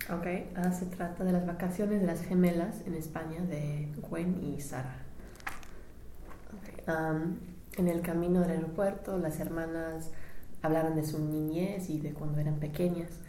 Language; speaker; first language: Spanish; non-native, fluent; English